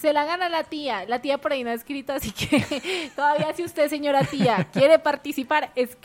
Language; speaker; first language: Spanish; native; Spanish